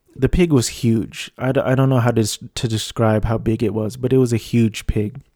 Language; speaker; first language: English; early bilingual, other home language; Filipino